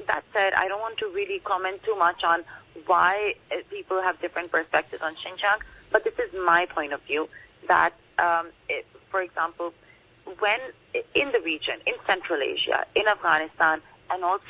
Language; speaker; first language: English; non-native, local second language; Urdu